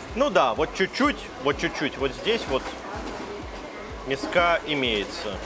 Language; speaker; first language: Russian; native; Russian